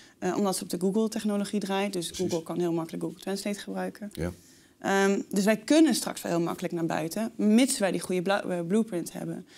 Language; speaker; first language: Dutch; native; Dutch